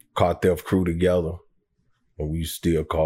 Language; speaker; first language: English; native; English